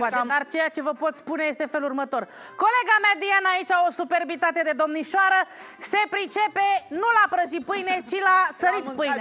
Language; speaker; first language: Romanian; native; Romanian